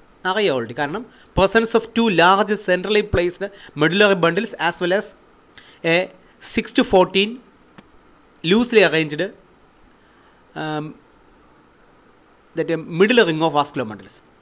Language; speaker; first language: English; non-native, local second language; Malayalam